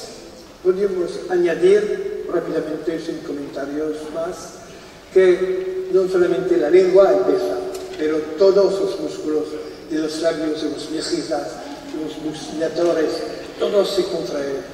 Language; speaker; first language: Spanish; non-native, fluent; French